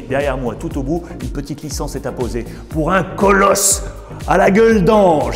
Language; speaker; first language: French; native; French